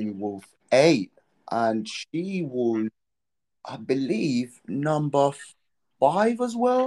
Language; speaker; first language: English; non-native, local second language; Nyanja